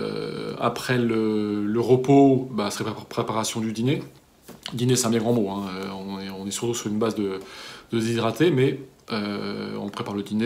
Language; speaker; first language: French; native; French